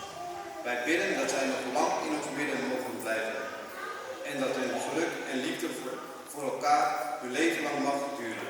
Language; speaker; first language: Dutch; early bilingual, other home language; Tamil